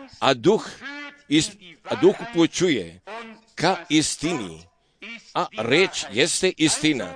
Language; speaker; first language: Croatian; early bilingual, heritage; Serbian